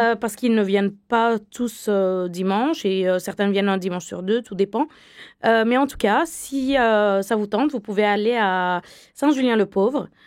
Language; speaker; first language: French; non-native, fluent; Arabic